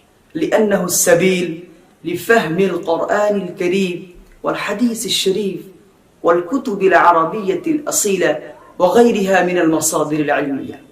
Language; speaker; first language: Arabic; non-native, fluent; Bangla